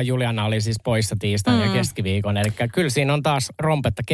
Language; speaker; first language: Finnish; native; Finnish